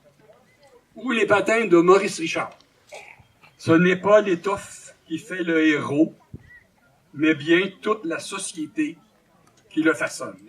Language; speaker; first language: French; native; French